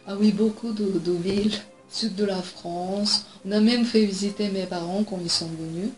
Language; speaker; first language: French; non-native, fluent; Japanese